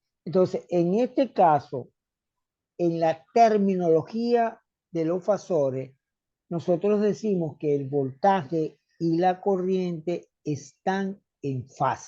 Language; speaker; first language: Spanish; native; Spanish